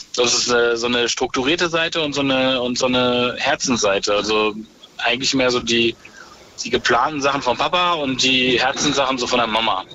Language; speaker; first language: German; native; German